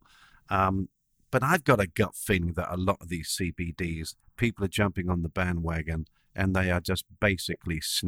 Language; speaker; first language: English; native; English